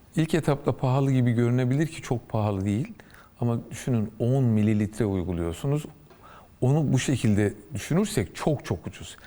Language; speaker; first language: Turkish; native; Turkish